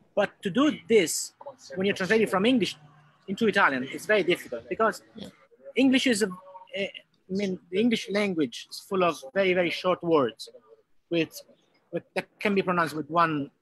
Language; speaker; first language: English; non-native, fluent; Italian